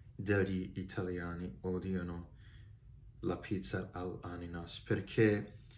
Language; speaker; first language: Italian; non-native, fluent; English